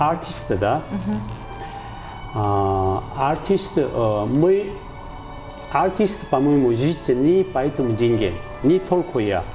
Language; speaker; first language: Russian; non-native, learner; Korean